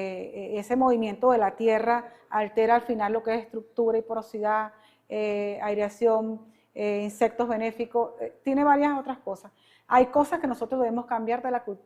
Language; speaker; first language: Spanish; native; Spanish